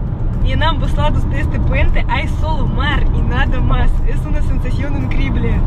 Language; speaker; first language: Spanish; non-native, fluent; Russian